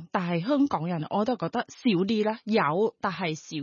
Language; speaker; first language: Cantonese; non-native, learner; Thai